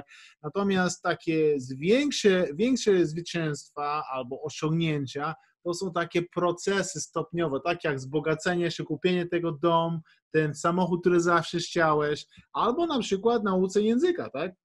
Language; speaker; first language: Polish; early bilingual, heritage; English